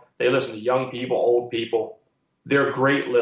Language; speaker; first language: English; native; English